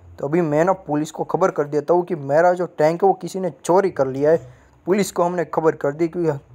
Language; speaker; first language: Hindi; non-native, local second language; Gujarati